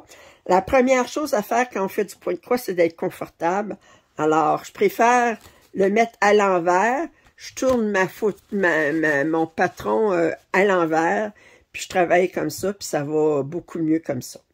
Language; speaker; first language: French; native; French